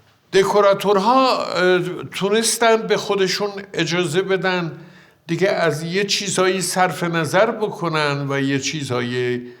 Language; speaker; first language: Persian; native; Persian